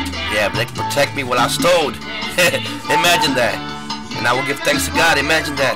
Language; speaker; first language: English; non-native, fluent; Spanish